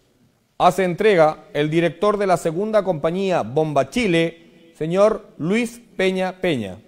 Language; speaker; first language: Spanish; native; Spanish